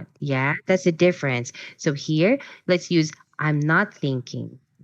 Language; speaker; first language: English; non-native, fluent; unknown